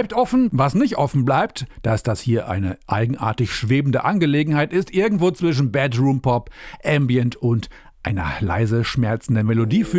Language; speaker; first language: German; native; German